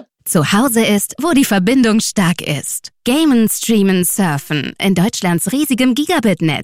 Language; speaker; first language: German; native; German